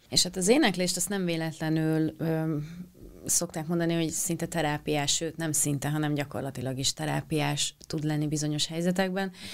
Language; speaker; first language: Hungarian; native; Hungarian